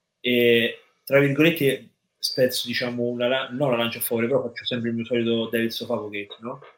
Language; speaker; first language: Italian; native; Italian